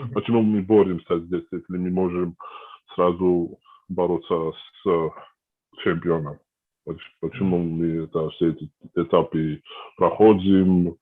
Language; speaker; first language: Russian; non-native, fluent; Georgian